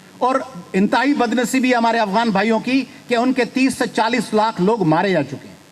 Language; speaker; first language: Urdu; non-native, local second language; Sindhi